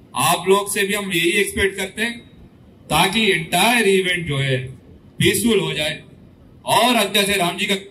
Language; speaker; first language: Hindi; non-native, local second language; Telugu